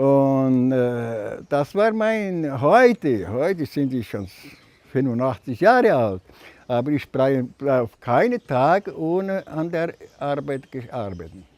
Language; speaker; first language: German; early bilingual, heritage; German